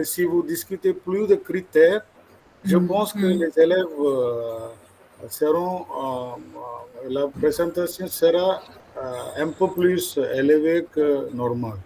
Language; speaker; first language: French; non-native, fluent; Malayalam